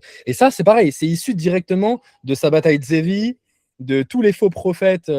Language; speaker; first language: French; native; French